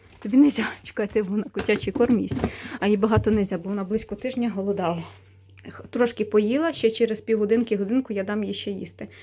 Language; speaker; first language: Ukrainian; non-native, local second language; Russian